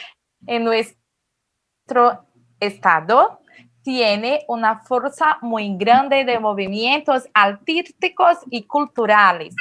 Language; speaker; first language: Spanish; non-native, fluent; Portuguese